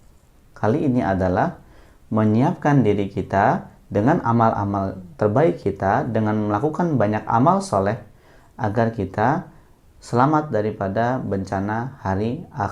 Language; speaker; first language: Indonesian; native; Indonesian